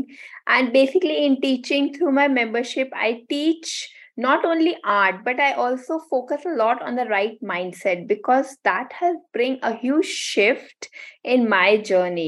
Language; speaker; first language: English; non-native, local second language; Hindi